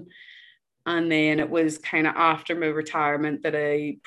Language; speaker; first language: English; native; English